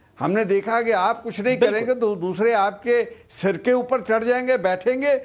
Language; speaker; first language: Hindi; non-native, local second language; Punjabi